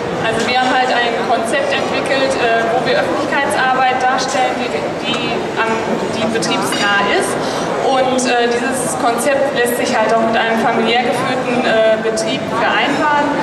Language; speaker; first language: German; native; German